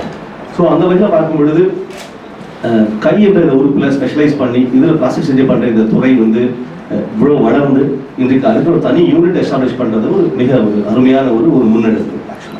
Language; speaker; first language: Tamil; native; Tamil